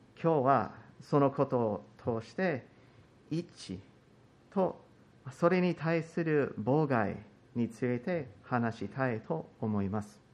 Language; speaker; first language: Japanese; non-native, fluent; English